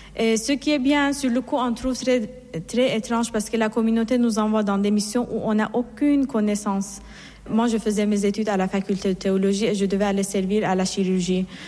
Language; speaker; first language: French; non-native, fluent; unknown